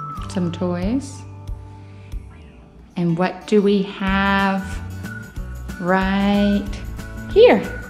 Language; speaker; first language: English; native; English